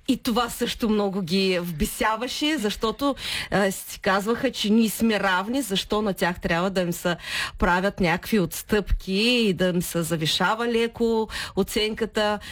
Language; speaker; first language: Bulgarian; early bilingual, heritage; Bulgarian